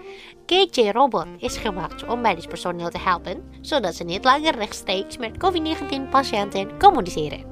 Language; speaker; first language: Dutch; non-native, learner; Indonesian